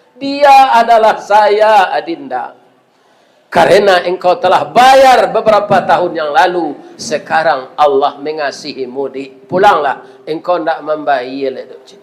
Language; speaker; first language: Malay; non-native, local second language; Minangkabau